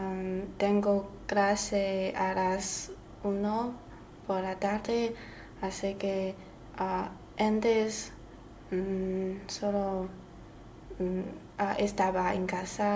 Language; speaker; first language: Spanish; non-native, learner; Chinese